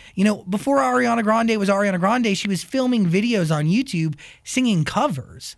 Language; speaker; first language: English; native; English